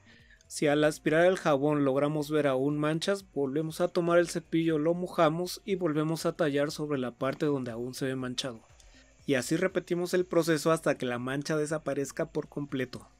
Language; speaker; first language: Spanish; native; Spanish